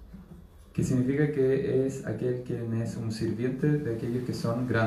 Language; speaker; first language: Spanish; native; Spanish